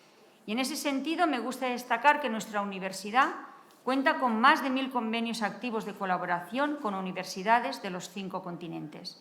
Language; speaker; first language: Spanish; native; Spanish